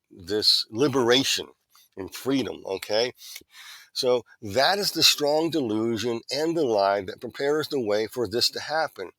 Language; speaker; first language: English; native; English